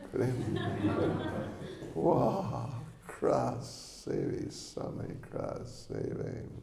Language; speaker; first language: Russian; non-native, learner; English